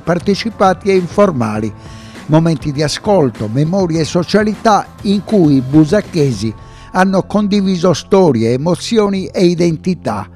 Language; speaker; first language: Italian; native; Italian